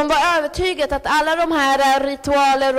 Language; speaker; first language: Swedish; early bilingual, other home language; Spanish